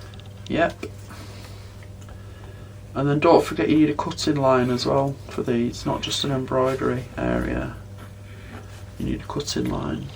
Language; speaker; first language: English; native; English